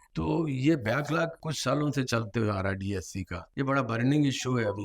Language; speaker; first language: Urdu; native; Urdu